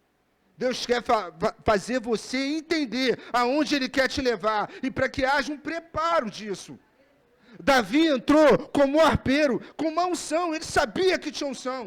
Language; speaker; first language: Portuguese; native; Portuguese